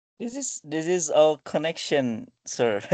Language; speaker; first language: English; non-native, learner; Indonesian